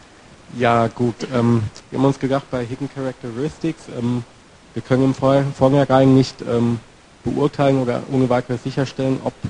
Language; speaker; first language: German; native; German